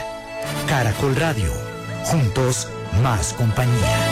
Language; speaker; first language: Spanish; native; Spanish